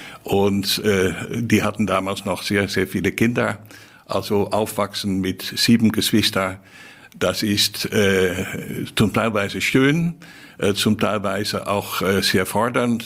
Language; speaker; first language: German; non-native, fluent; Dutch